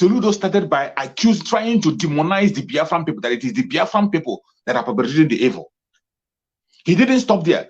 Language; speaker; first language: English; non-native, local second language; Igbo